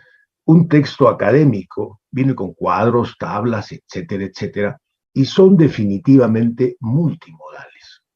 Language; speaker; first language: Spanish; native; Spanish